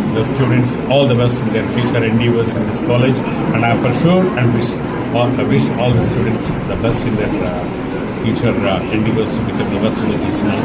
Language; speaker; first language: English; non-native, local second language; Telugu